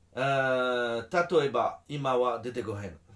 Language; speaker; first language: Japanese; non-native, learner; French